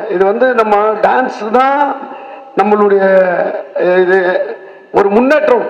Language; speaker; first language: Tamil; native; Tamil